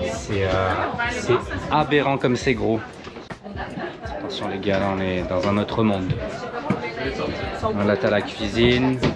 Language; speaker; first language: French; native; French